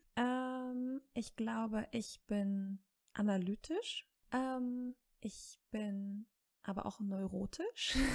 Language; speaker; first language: German; native; German